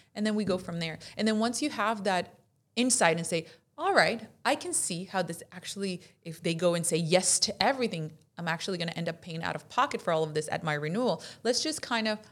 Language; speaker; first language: English; non-native, fluent; Spanish